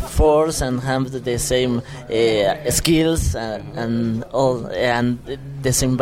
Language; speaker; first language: English; non-native, fluent; Spanish